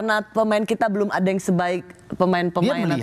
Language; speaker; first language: Indonesian; native; Indonesian